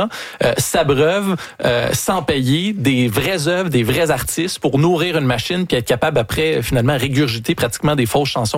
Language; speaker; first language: French; native; French